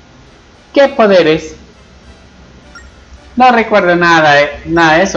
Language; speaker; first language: Spanish; native; Spanish